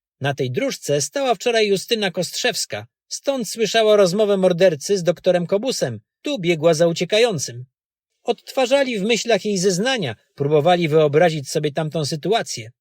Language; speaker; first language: Polish; native; Polish